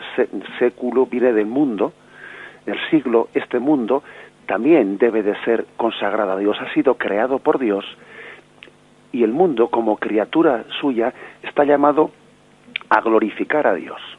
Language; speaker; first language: Spanish; native; Spanish